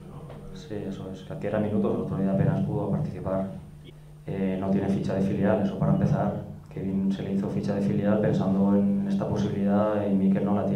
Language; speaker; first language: Spanish; native; Spanish